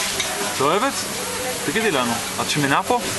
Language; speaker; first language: Hebrew; native; Hebrew